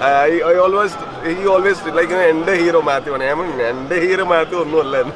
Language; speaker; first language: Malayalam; non-native, learner; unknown